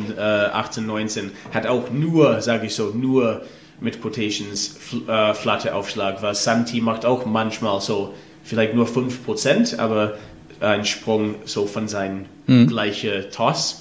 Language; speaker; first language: German; non-native, learner; English